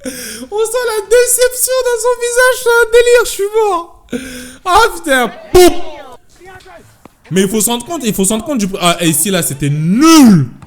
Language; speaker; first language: French; native; French